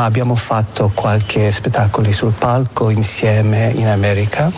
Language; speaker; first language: Italian; non-native, learner; English